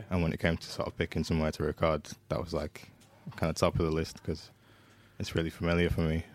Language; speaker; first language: English; native; English